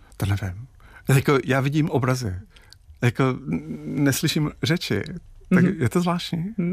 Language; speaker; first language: Czech; non-native, fluent; English